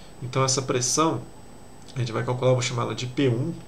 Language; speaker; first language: Portuguese; native; Portuguese